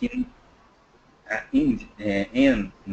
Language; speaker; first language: English; non-native, learner; Portuguese